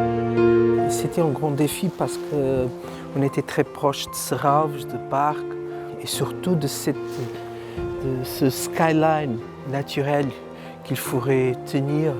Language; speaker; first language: French; non-native, fluent; Portuguese